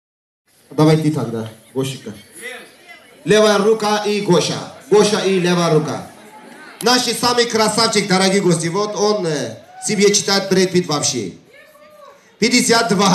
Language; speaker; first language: Russian; non-native, learner; Turkish